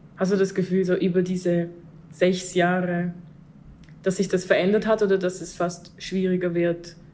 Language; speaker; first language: German; native; German